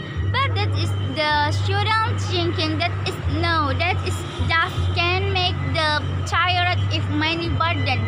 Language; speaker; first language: English; non-native, learner; Indonesian